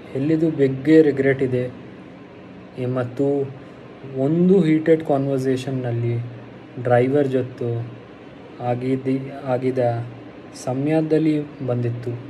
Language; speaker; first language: Kannada; non-native, learner; Hindi